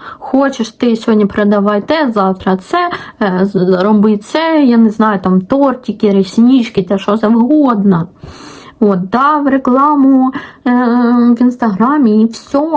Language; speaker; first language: Ukrainian; non-native, local second language; Russian